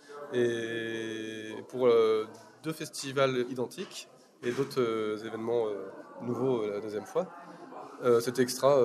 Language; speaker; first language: French; native; French